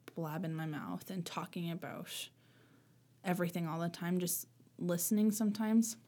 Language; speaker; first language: English; native; English